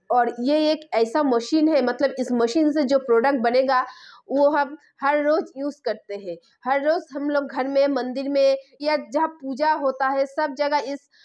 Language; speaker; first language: Hindi; non-native, local second language; Bangla